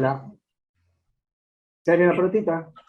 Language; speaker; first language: Spanish; native; Spanish